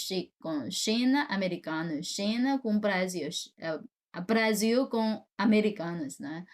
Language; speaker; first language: Portuguese; non-native, fluent; Chinese